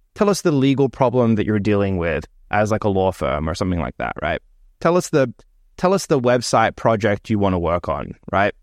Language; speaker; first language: English; native; English